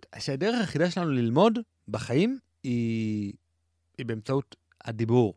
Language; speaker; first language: Hebrew; native; Hebrew